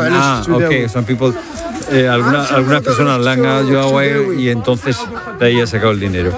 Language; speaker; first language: Spanish; native; Spanish